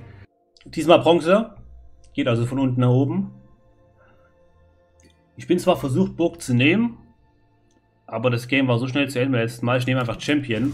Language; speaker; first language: German; native; German